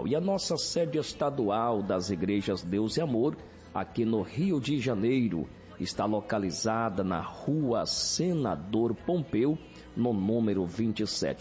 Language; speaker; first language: Portuguese; native; Portuguese